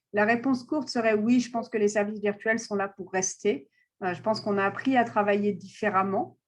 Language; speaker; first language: French; native; French